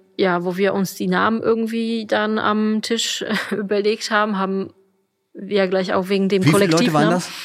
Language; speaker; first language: German; non-native, fluent; Polish